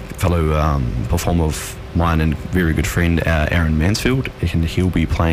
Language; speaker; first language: English; native; English